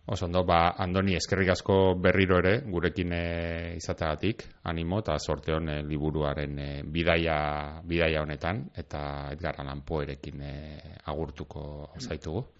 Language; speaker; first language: Basque; native; Basque